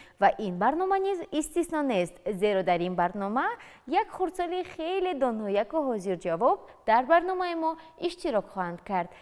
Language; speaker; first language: Tajik; native; Tajik